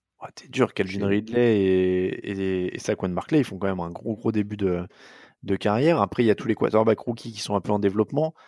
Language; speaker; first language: French; native; French